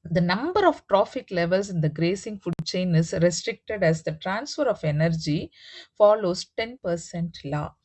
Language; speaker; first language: English; non-native, local second language; Tamil